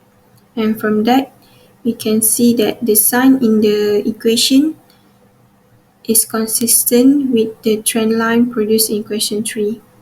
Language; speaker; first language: English; non-native, local second language; Malay